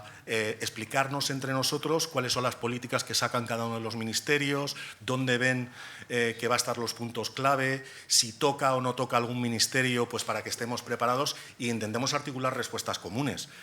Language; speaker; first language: Spanish; native; Spanish